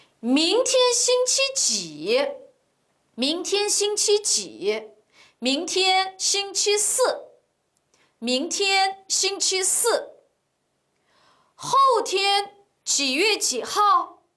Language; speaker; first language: Chinese; non-native, local second language; Uyghur